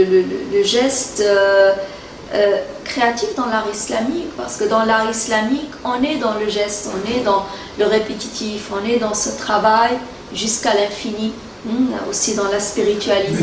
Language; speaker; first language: French; non-native, local second language; Arabic